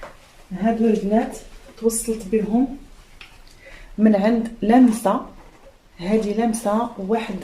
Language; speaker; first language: Arabic; native; Arabic